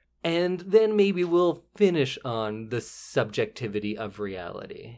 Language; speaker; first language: English; native; English